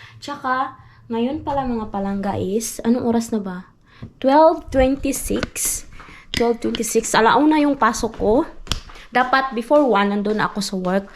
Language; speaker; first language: Filipino; non-native, local second language; Cebuano